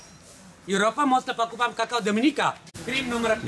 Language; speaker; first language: Russian; non-native, learner; Sinhala